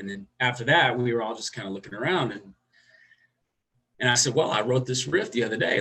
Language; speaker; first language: English; native; English